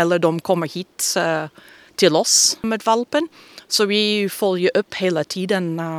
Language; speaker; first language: Swedish; non-native, fluent; English